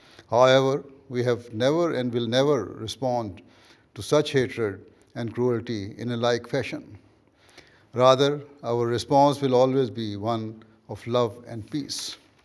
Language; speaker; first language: English; non-native, local second language; Urdu